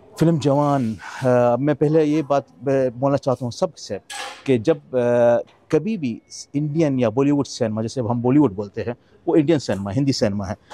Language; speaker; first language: Hindi; non-native, fluent; Arabic